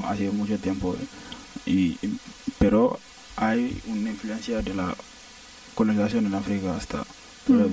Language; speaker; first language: Spanish; non-native, learner; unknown